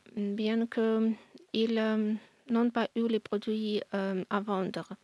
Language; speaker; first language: French; non-native, learner; Ukrainian